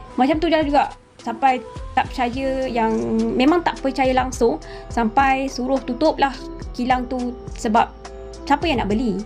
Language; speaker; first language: Malay; native; Malay